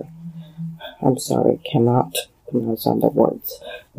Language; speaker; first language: English; non-native, local second language; Cantonese